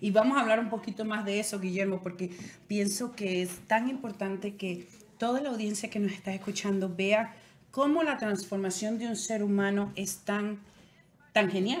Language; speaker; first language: Spanish; native; Spanish